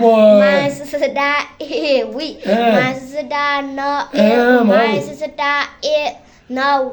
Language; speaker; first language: English; non-native, learner; Burmese